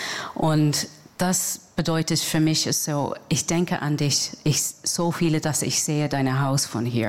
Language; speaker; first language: German; non-native, learner; English